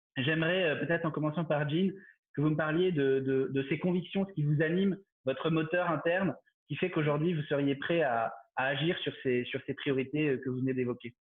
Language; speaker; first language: French; native; French